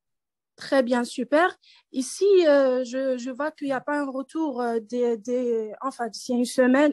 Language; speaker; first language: French; non-native, learner; Arabic